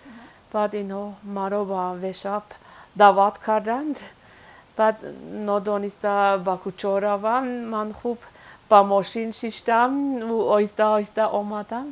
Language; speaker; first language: Persian; non-native, learner; Swiss German